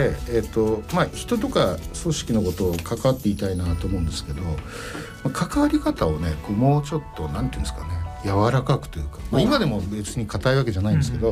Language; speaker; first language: Japanese; native; Japanese